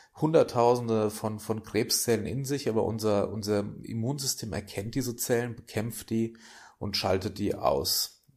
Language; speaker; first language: German; native; German